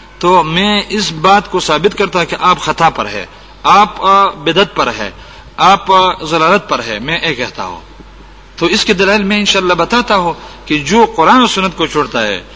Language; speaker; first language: Urdu; non-native, local second language; Pashto